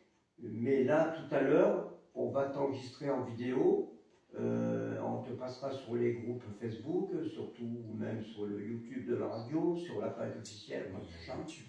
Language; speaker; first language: French; native; French